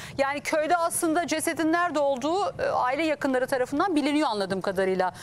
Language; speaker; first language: Turkish; native; Turkish